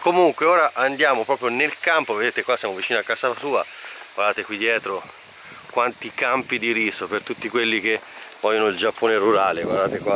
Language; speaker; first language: Italian; native; Italian